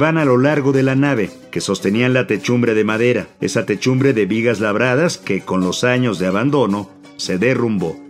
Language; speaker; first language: Spanish; native; Spanish